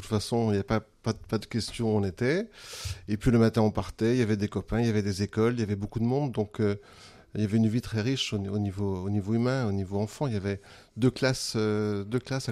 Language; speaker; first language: French; native; French